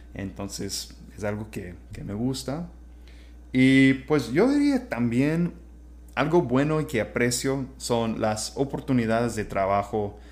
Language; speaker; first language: Spanish; non-native, fluent; English